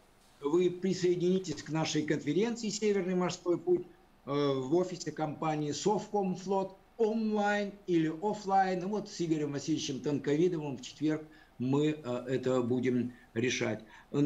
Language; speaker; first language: Russian; native; Russian